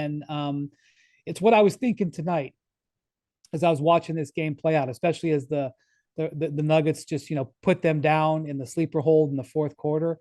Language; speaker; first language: English; native; English